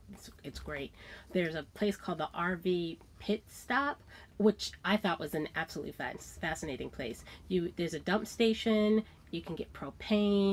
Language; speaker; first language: English; native; English